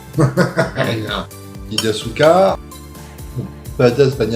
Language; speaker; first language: Indonesian; non-native, learner; French